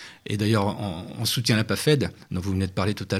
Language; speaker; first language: French; native; French